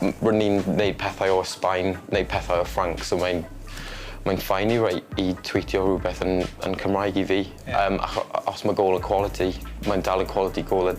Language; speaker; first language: Welsh; non-native, learner; English